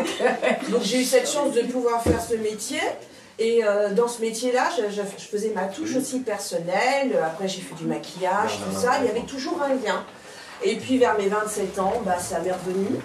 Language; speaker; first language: French; native; French